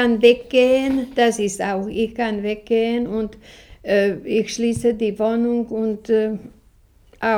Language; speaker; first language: German; non-native, fluent; Slovak